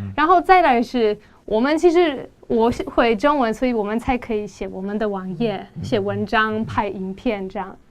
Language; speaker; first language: Chinese; non-native, fluent; Polish